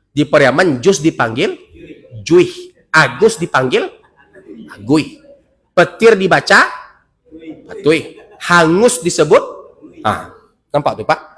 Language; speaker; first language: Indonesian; non-native, local second language; Minangkabau